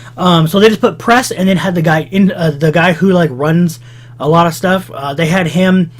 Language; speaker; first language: English; native; English